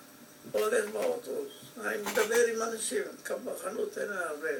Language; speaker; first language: Hebrew; non-native, fluent; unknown